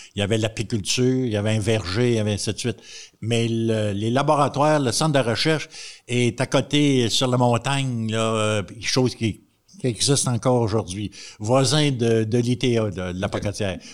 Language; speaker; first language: French; native; French